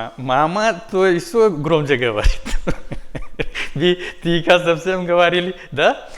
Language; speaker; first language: Russian; non-native, learner; Hindi